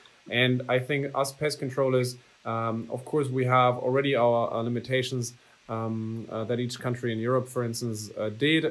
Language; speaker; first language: English; non-native, fluent; German